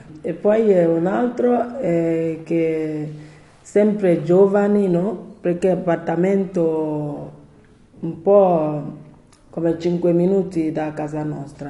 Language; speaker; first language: Italian; non-native, learner; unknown